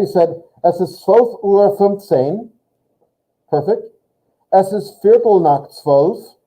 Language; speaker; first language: German; non-native, fluent; English